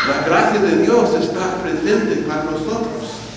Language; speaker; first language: Spanish; non-native, fluent; English